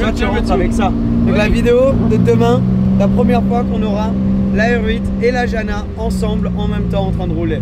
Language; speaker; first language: French; native; French